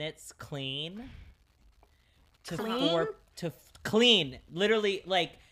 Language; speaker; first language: English; early bilingual, other home language; Greek